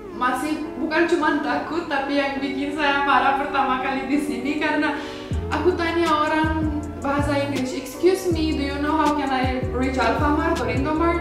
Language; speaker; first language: Indonesian; non-native, fluent; Romanian